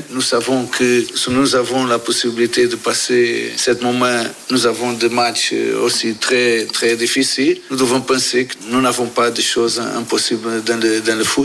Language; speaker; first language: French; non-native, learner; Portuguese